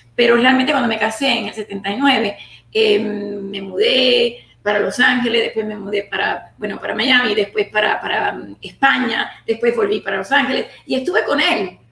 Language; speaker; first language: Spanish; native; Spanish